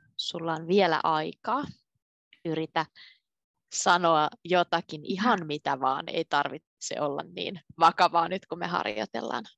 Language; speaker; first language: Finnish; native; Finnish